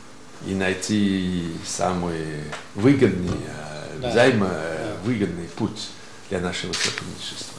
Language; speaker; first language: Russian; non-native, fluent; French